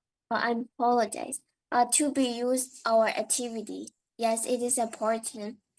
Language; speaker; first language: English; non-native, learner; Indonesian